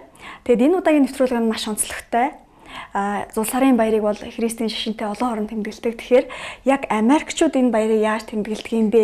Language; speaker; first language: Mongolian; native; Mongolian